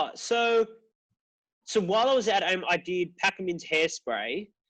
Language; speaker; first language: English; native; English